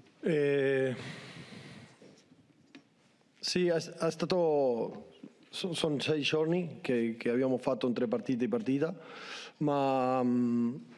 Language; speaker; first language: Italian; non-native, learner; Spanish